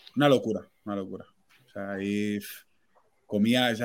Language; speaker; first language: Spanish; non-native, local second language; Catalan